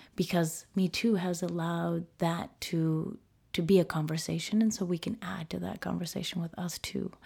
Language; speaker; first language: English; early bilingual, other home language; Spanish